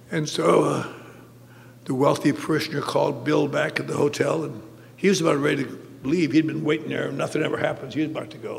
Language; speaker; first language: English; native; English